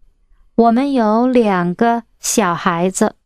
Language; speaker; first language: Chinese; non-native, learner; English